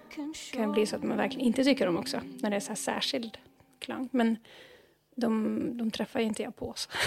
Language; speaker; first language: Swedish; non-native, fluent; Norwegian